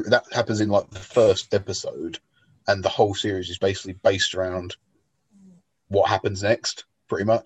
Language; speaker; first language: English; native; English